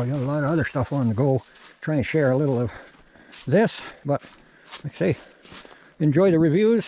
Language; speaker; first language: English; native; English